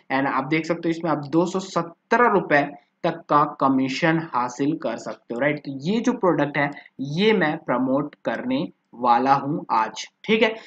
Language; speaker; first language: Hindi; native; Hindi